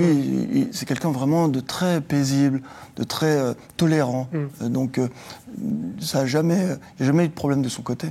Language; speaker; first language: French; native; French